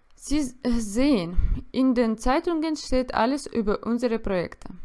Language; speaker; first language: German; non-native, learner; Russian